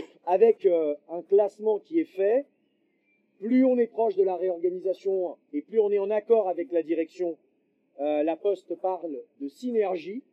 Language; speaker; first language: French; native; French